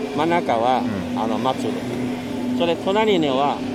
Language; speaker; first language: Japanese; non-native, learner; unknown